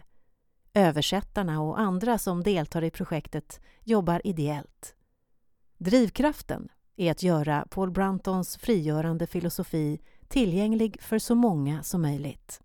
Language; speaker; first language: Swedish; native; Swedish